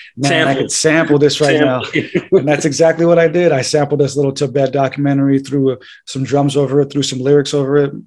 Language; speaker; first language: English; native; English